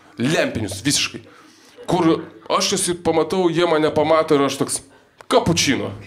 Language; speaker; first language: Lithuanian; non-native, local second language; Polish